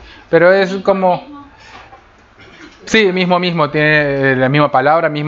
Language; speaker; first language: Spanish; non-native, fluent; Korean